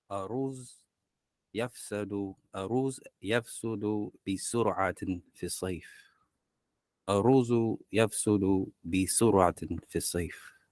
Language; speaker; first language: Arabic; non-native, learner; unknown